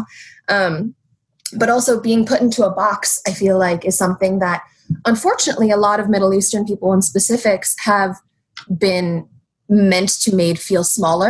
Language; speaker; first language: English; native; English